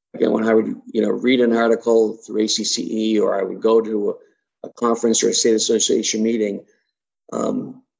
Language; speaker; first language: English; native; English